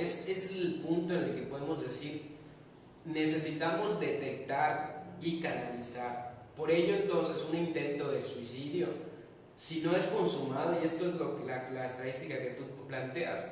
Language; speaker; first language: Spanish; native; Spanish